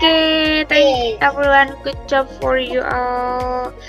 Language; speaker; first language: English; non-native, learner; Indonesian